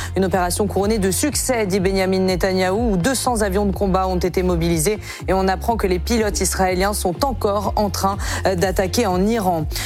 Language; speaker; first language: French; native; French